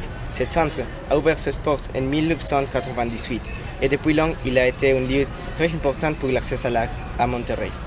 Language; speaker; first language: French; non-native, learner; Spanish